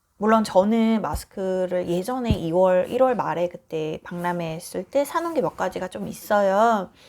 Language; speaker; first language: Korean; native; Korean